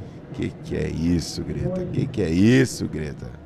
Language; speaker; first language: Portuguese; native; Portuguese